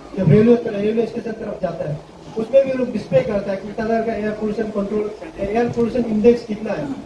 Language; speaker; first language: Hindi; non-native, local second language; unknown